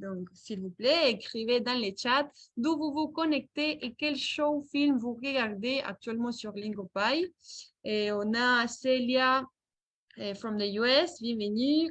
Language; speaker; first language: French; non-native, fluent; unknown